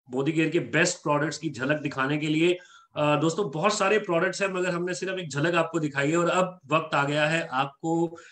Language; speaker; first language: Hindi; native; Hindi